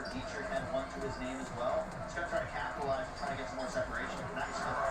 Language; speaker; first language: English; native; English